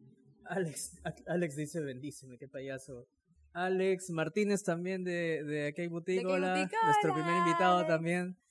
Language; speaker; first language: Spanish; native; Spanish